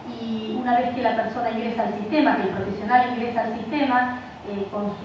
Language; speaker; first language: Spanish; native; Spanish